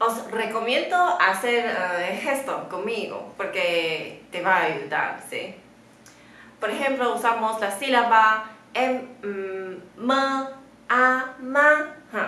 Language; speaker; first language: Spanish; non-native, fluent; Chinese